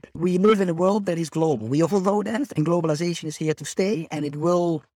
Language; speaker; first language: English; non-native, fluent; Dutch